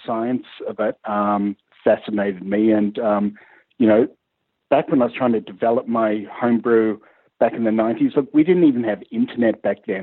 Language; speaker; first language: English; native; English